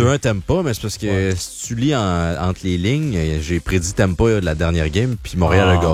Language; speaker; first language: French; native; French